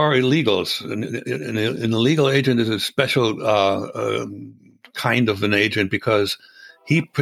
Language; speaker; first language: English; non-native, fluent; German